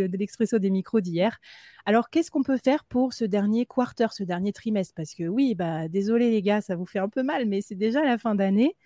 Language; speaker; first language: French; native; French